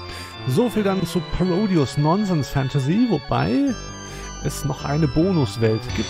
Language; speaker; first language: German; native; German